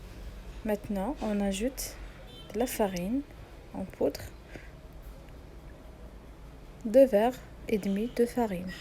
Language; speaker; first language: French; non-native, local second language; Arabic